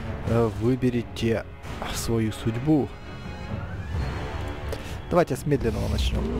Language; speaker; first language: Russian; native; Russian